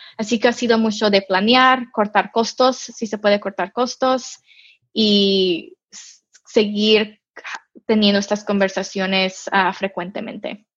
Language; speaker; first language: Spanish; early bilingual, heritage; Spanish